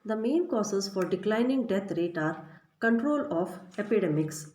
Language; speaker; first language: English; non-native, local second language; Kannada